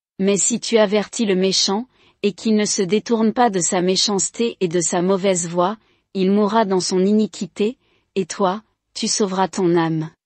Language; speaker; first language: French; non-native, local second language; Rundi